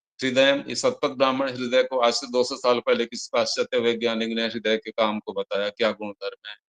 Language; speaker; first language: Hindi; non-native, local second language; Odia